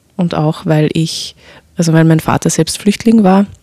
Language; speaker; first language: German; native; German